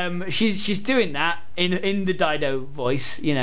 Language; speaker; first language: English; native; English